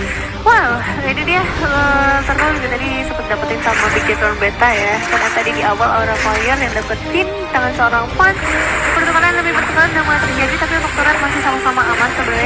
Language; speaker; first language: Indonesian; native; Indonesian